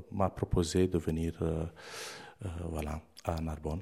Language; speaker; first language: French; non-native, fluent; Romanian